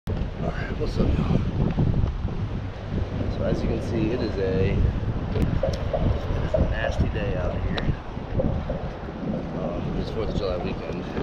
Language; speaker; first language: English; native; English